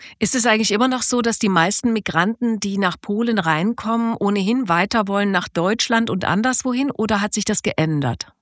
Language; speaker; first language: German; native; German